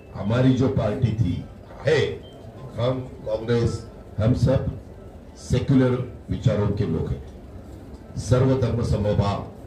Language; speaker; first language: Hindi; non-native, local second language; Marathi